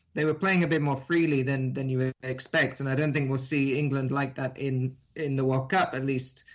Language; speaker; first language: English; native; English